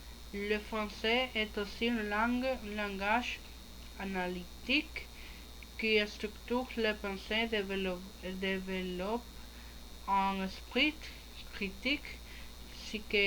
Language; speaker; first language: French; non-native, learner; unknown